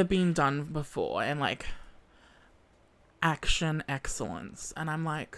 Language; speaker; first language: English; native; English